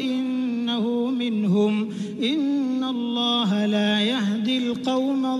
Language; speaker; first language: Arabic; native; Arabic